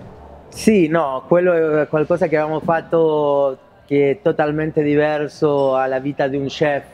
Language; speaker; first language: Italian; non-native, fluent; Spanish